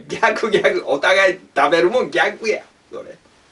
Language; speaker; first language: Japanese; native; Japanese